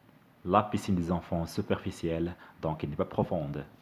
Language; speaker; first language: French; non-native, fluent; Arabic